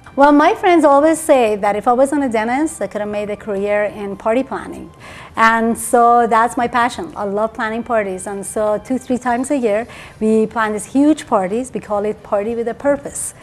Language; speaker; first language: English; early bilingual, other home language; Persian